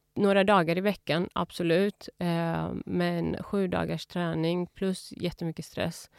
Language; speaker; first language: Swedish; early bilingual, other home language; Urdu